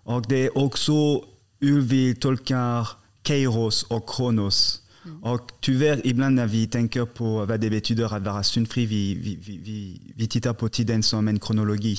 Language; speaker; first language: Swedish; non-native, fluent; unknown